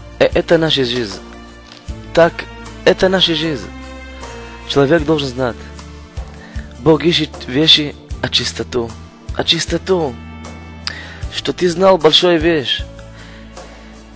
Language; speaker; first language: Russian; non-native, learner; Hebrew